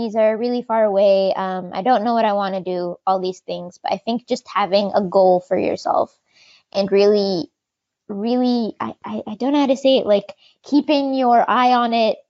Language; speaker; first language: English; non-native, fluent; Arabic